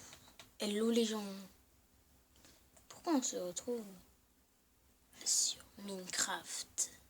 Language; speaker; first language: French; native; French